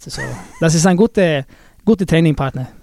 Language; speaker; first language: German; non-native, learner; Swedish